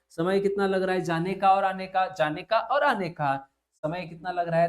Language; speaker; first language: Hindi; non-native, local second language; Marathi